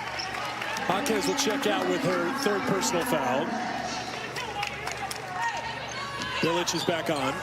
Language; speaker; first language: English; native; English